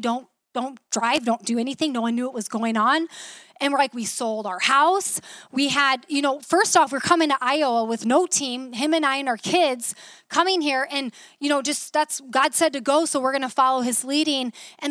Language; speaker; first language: English; native; English